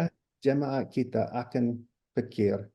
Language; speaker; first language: Indonesian; non-native, fluent; English